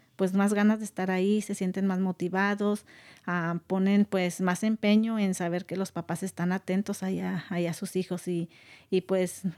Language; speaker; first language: Spanish; native; Spanish